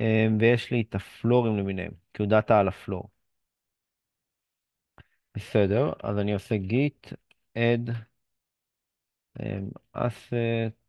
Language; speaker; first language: Hebrew; native; Hebrew